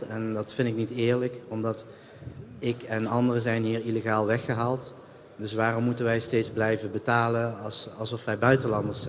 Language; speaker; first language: Dutch; early bilingual, other home language; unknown